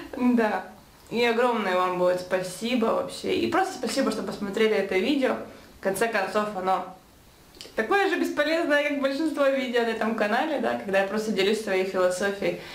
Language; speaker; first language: Russian; native; Russian